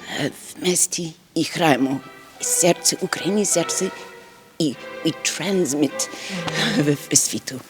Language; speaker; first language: Ukrainian; early bilingual, heritage; English